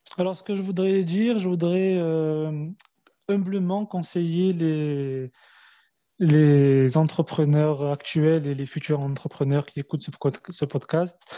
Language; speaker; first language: French; early bilingual, other home language; Arabic